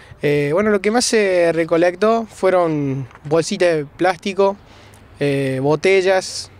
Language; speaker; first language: Spanish; native; Spanish